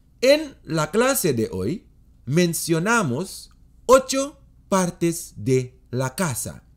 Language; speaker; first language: Spanish; non-native, fluent; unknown